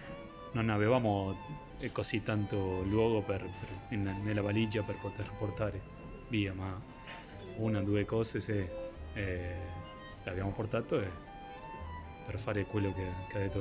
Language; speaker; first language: Italian; non-native, learner; Spanish